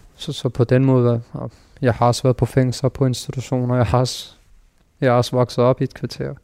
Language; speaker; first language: Danish; early bilingual, other home language; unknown